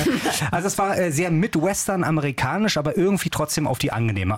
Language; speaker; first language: German; native; German